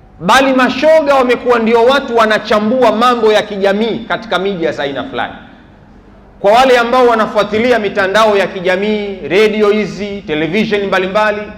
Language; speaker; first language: Swahili; native; Swahili